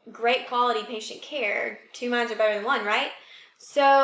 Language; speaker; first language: English; native; English